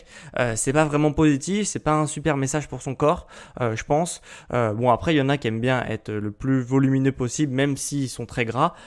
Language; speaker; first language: French; native; French